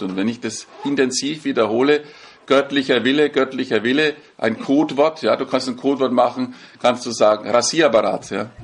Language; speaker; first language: German; native; German